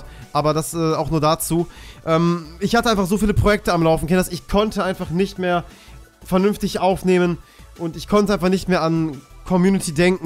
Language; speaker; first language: German; native; German